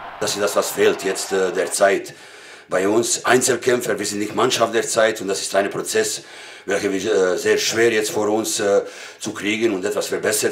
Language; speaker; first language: German; non-native, learner; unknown